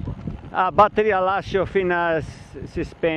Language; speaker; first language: Italian; non-native, learner; English